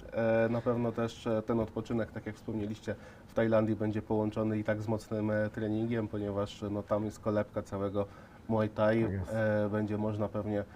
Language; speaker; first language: Polish; native; Polish